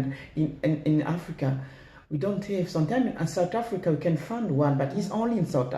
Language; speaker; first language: English; non-native, learner; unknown